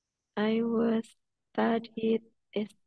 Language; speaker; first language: English; non-native, fluent; Indonesian